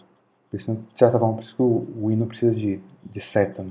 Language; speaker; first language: Portuguese; native; Portuguese